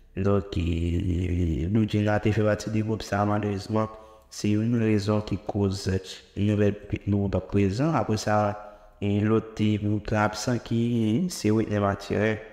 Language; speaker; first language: French; non-native, local second language; Haitian Creole